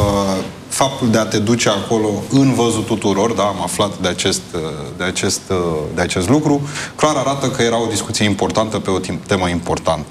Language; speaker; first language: Romanian; native; Romanian